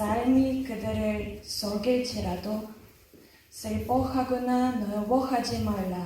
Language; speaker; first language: Korean; non-native, learner; Russian